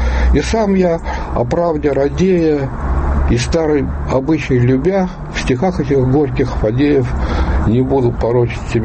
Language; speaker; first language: Russian; native; Russian